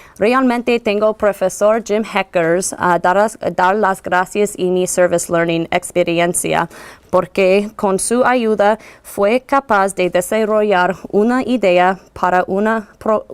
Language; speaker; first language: Spanish; non-native, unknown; English